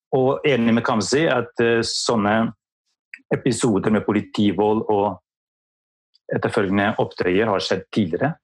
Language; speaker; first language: Norwegian; non-native, fluent; Albanian